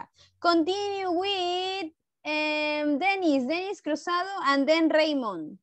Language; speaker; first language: English; non-native, fluent; Spanish